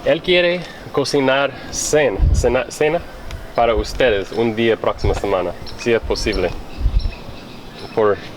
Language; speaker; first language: Spanish; non-native, learner; English